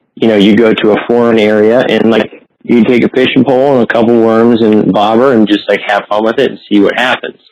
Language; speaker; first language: English; native; English